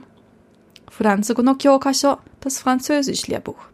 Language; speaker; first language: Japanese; non-native, fluent; German